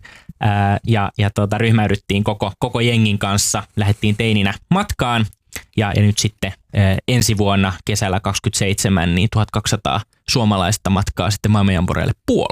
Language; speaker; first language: Finnish; native; Finnish